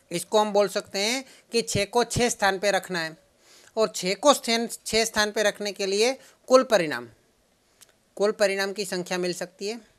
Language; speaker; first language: Hindi; non-native, local second language; Gujarati